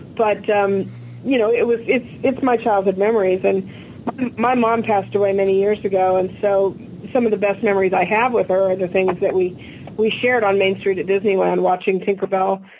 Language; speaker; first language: English; native; English